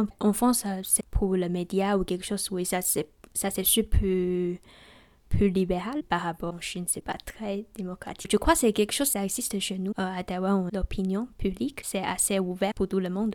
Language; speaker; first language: French; non-native, learner; Chinese